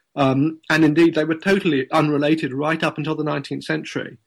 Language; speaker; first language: English; native; English